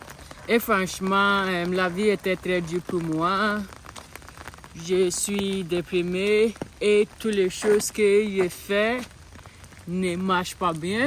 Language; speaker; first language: French; non-native, learner; English